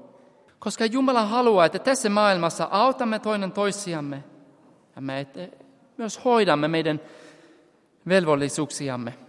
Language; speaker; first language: Finnish; non-native, fluent; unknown